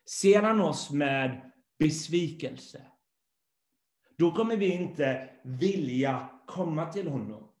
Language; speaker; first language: Swedish; non-native, fluent; English